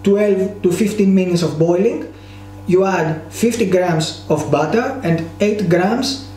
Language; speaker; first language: English; non-native, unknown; Greek